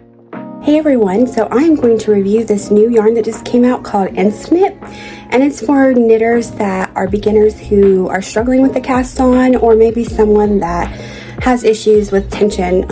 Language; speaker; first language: English; native; English